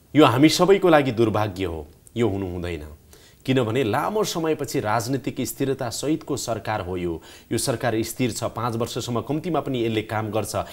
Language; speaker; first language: Nepali; native; Nepali